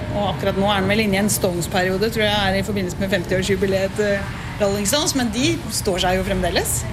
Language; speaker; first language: Norwegian; native; Norwegian